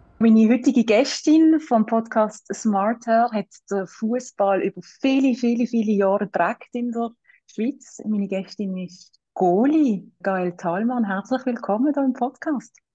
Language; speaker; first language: German; native; German